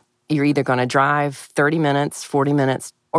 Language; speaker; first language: English; native; English